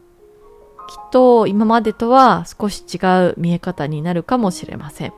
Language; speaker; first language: Japanese; native; Japanese